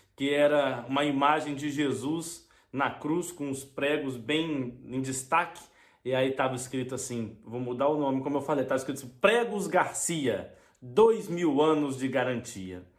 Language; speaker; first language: Portuguese; native; Portuguese